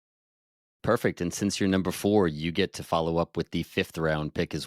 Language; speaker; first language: English; native; English